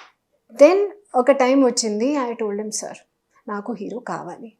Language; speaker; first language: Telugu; non-native, learner; Hindi